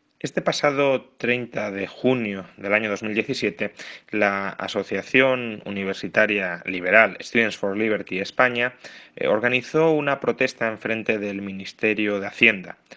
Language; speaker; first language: Spanish; native; Spanish